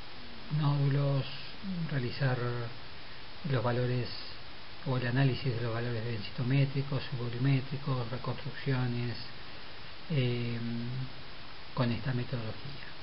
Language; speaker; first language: Spanish; native; Spanish